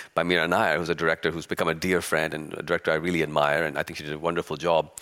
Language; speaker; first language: English; early bilingual, other home language; Urdu